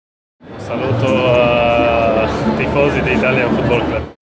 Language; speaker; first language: Italian; non-native, fluent; Slovak